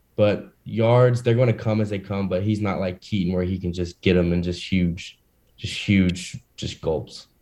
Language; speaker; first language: English; native; English